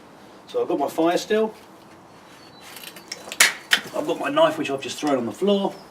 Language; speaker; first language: English; native; English